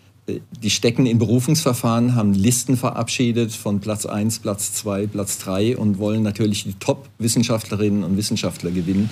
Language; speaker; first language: German; native; German